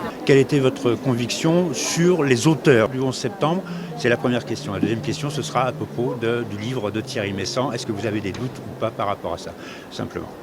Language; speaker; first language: French; native; French